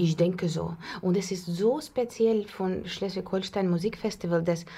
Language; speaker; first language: German; non-native, fluent; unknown